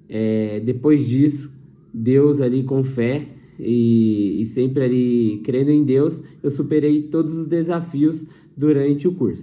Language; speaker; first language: Portuguese; native; Portuguese